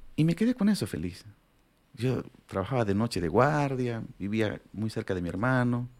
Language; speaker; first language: Spanish; non-native, local second language; Aymara